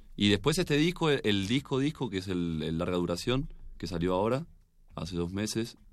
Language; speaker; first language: Spanish; native; Spanish